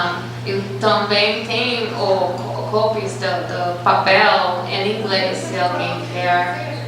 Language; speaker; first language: Portuguese; non-native, fluent; English